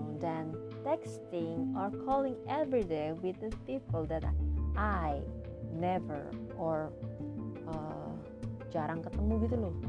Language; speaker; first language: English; non-native, learner; Indonesian